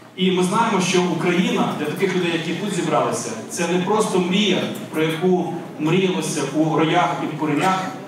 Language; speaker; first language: Ukrainian; native; Ukrainian